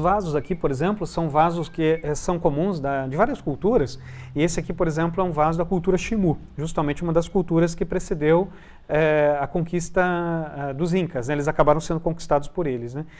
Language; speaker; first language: Portuguese; native; Portuguese